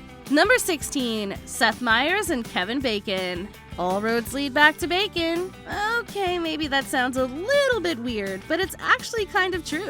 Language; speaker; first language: English; native; English